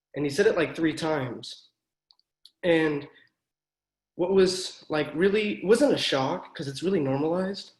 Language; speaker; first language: English; native; English